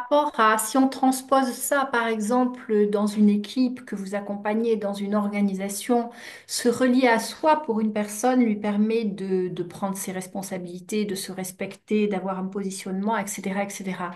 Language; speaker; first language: French; native; French